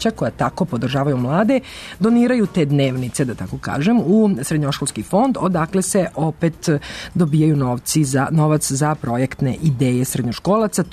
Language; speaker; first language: Serbian; native; Serbian